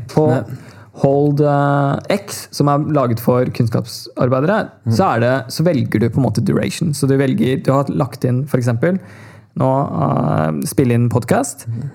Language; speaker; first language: Norwegian; early bilingual, other home language; Tamil